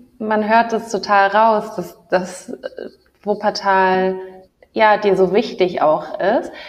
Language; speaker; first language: German; native; German